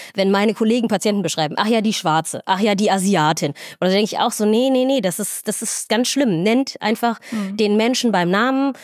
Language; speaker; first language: German; early bilingual, other home language; Somali